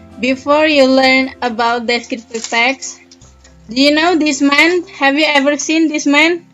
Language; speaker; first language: English; non-native, learner; Indonesian